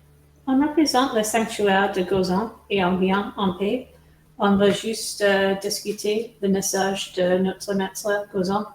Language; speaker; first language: French; non-native, fluent; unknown